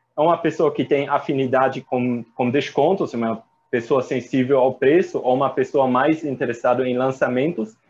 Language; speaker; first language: Portuguese; non-native, fluent; German